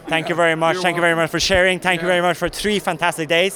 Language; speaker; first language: English; non-native, fluent; Norwegian